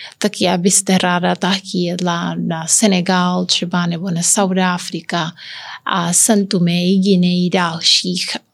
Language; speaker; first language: Czech; non-native, learner; Kabuverdianu